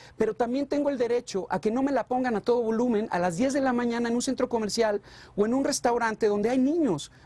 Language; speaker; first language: Spanish; native; Spanish